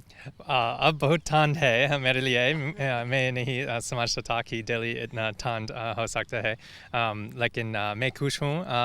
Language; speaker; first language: Hindi; non-native, learner; English